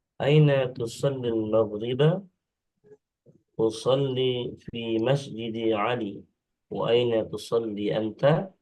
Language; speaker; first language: Arabic; non-native, learner; Indonesian